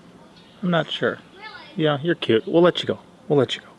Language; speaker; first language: English; native; English